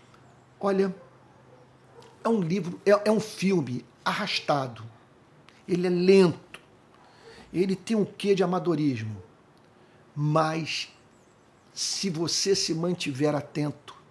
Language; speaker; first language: Portuguese; native; Portuguese